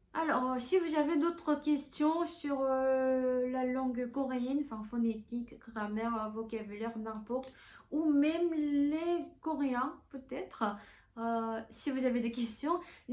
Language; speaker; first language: French; non-native, fluent; Korean